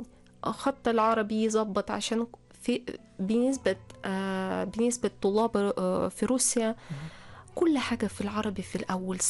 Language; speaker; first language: Arabic; non-native, fluent; Russian